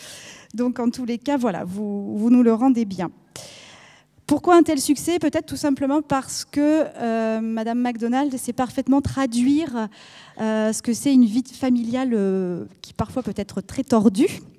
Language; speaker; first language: French; native; French